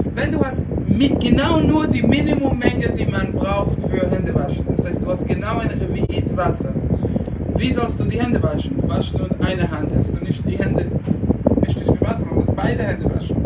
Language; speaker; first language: German; non-native, fluent; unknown